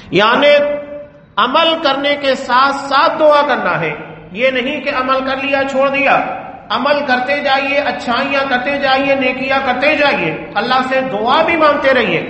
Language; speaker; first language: Urdu; native; Urdu